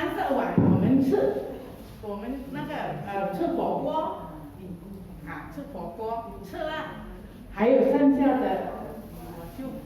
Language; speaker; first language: Chinese; early bilingual, heritage; Chinese